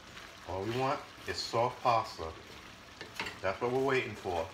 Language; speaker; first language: English; native; English